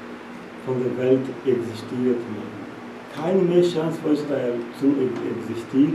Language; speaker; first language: German; non-native, learner; Portuguese